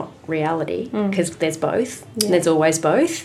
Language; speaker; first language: English; native; English